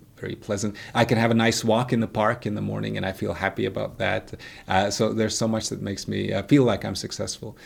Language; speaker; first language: English; non-native, fluent; Latvian